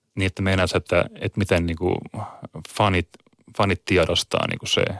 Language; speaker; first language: Finnish; native; Finnish